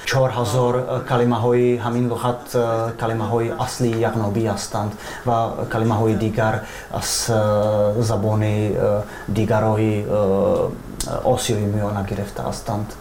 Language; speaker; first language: Persian; non-native, fluent; Czech